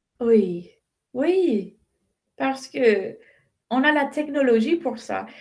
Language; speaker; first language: French; non-native, fluent; English